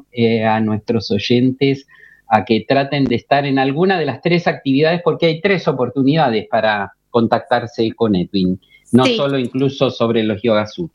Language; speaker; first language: Spanish; native; Spanish